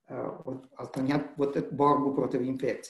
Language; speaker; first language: Russian; non-native, fluent; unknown